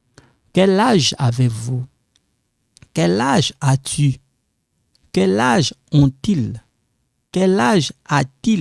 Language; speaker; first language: French; non-native, local second language; Lingala